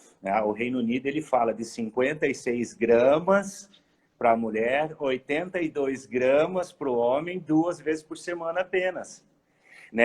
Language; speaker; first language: Portuguese; native; Portuguese